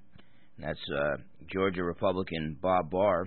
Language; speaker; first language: English; native; English